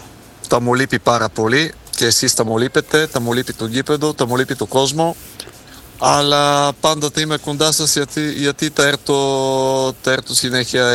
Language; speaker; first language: Greek; non-native, fluent; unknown